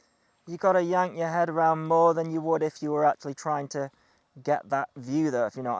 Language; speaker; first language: English; native; English